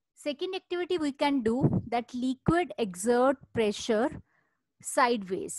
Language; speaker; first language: English; non-native, local second language; Hindi